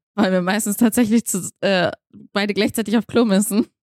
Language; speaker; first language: German; early bilingual, other home language; Kazakh